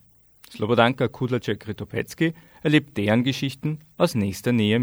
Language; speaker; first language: German; native; German